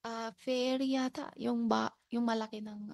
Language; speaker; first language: Filipino; non-native, learner; Chinese